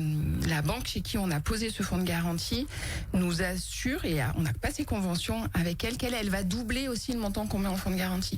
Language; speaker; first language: French; native; French